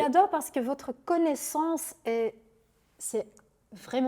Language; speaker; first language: French; non-native, local second language; Dutch